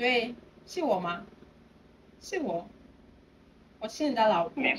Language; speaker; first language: Chinese; non-native, fluent; Yoruba